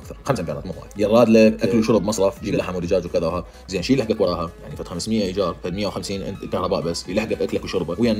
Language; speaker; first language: Arabic; native; Arabic